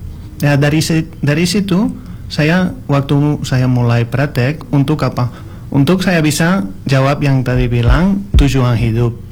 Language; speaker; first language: Indonesian; non-native, learner; Spanish